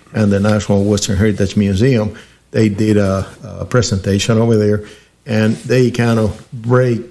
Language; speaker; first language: English; early bilingual, other home language; Spanish